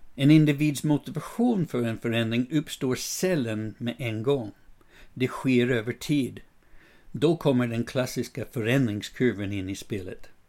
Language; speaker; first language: Swedish; non-native, fluent; English